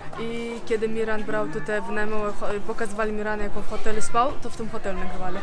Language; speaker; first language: Polish; non-native, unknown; Uzbek